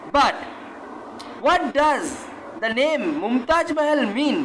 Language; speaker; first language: English; non-native, local second language; Bangla